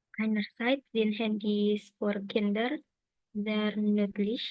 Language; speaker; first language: German; non-native, learner; Indonesian